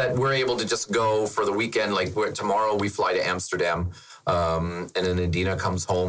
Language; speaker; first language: English; non-native, fluent; German